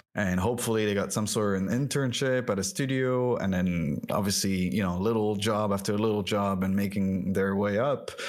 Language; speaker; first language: English; non-native, fluent; French